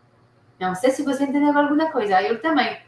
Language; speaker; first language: Portuguese; non-native, learner; French